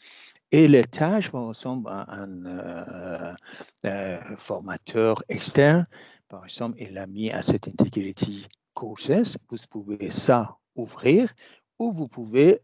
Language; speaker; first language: French; non-native, fluent; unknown